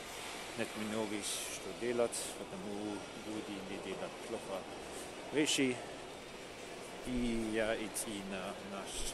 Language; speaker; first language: Russian; non-native, learner; English